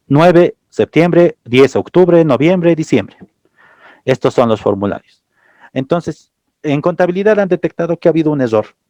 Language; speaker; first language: Spanish; native; Spanish